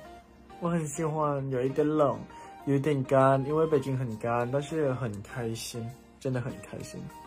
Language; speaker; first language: Chinese; non-native, learner; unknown